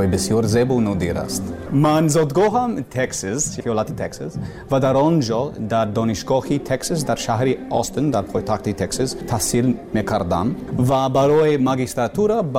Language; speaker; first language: Persian; non-native, learner; English